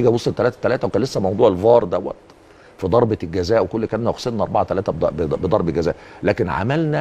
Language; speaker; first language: Arabic; native; Arabic